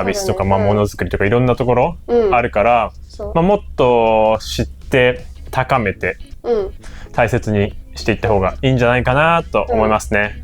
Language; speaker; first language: Japanese; native; Japanese